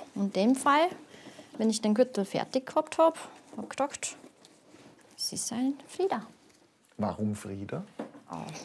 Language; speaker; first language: German; non-native, fluent; Latvian